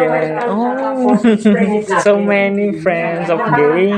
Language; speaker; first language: English; non-native, local second language; Filipino